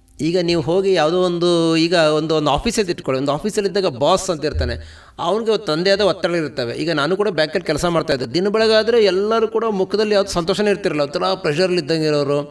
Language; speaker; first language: Kannada; native; Kannada